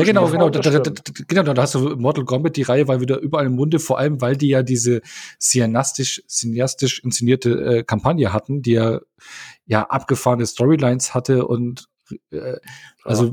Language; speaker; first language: German; native; German